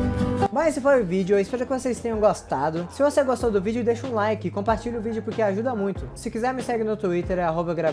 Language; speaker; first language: Portuguese; native; Portuguese